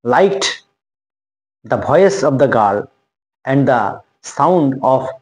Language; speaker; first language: English; non-native, local second language; Bangla